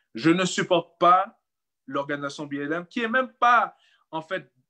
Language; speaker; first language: French; native; French